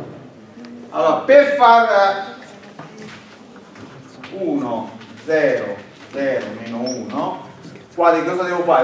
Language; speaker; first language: Italian; native; Italian